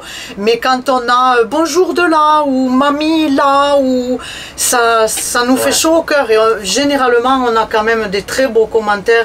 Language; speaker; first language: French; native; French